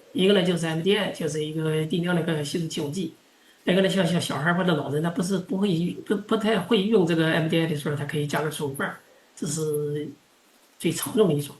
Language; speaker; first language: Chinese; non-native, local second language; Indonesian